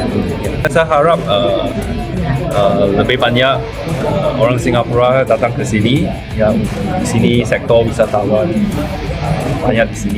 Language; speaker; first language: Indonesian; non-native, fluent; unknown